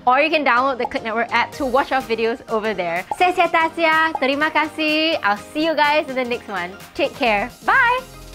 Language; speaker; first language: English; native; English